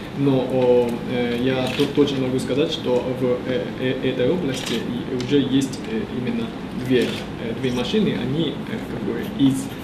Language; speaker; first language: Russian; non-native, fluent; Japanese